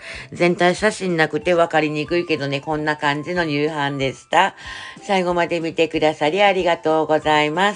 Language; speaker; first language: Japanese; native; Japanese